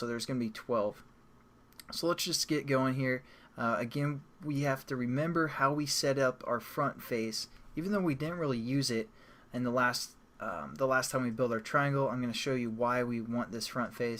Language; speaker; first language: English; native; English